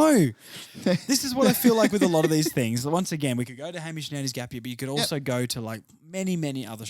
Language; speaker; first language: English; native; English